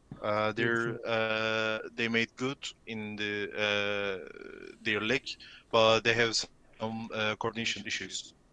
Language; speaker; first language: English; non-native, learner; Turkish